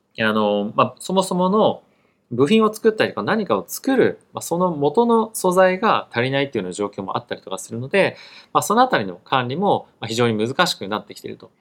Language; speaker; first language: Japanese; native; Japanese